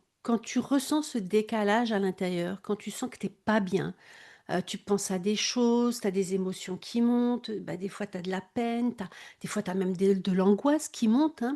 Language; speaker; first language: French; native; French